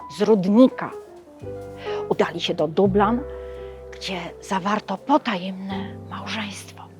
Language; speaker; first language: Polish; native; Polish